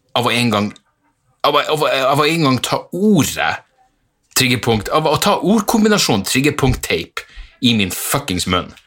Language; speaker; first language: Norwegian; native; Norwegian